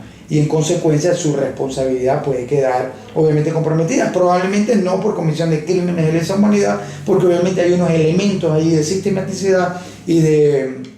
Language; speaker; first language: Spanish; native; Spanish